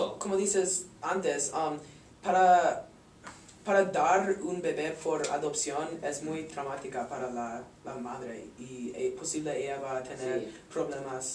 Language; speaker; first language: Spanish; non-native, learner; English